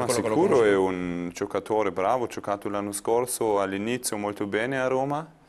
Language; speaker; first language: Italian; non-native, learner; German